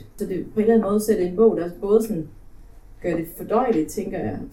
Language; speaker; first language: Danish; early bilingual, other home language; Polish